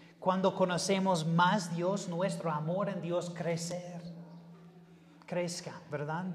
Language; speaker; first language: Spanish; non-native, learner; English